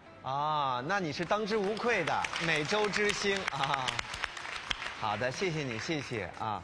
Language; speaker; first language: Chinese; native; Chinese